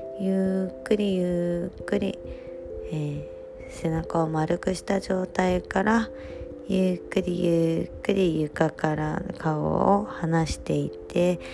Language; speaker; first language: Japanese; native; Japanese